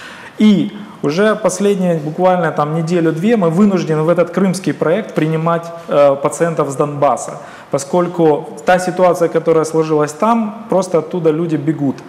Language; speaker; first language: Russian; native; Russian